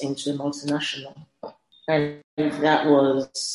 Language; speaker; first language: English; non-native, local second language; Yoruba